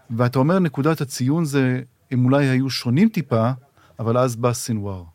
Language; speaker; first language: Hebrew; native; Hebrew